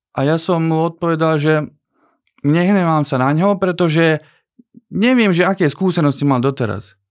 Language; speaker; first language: Slovak; non-native, local second language; Hungarian